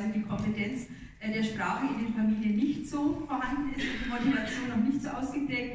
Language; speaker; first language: German; native; German